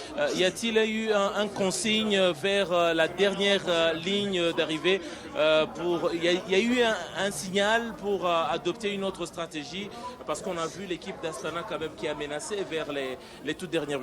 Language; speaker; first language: French; non-native, local second language; Kinyarwanda